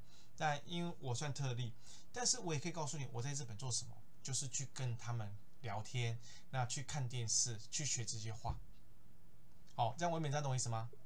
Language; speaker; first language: Chinese; native; Chinese